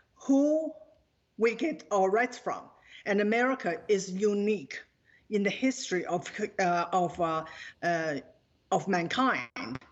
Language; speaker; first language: English; non-native, fluent; Chinese